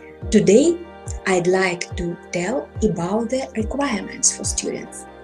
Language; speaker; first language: English; non-native, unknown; Russian